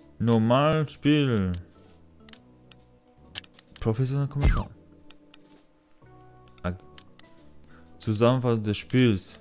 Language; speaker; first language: German; non-native, learner; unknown